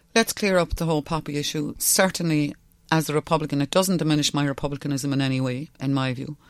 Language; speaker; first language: English; non-native, local second language; Irish